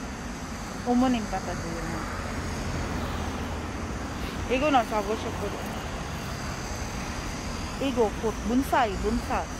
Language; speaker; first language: Korean; non-native, learner; Filipino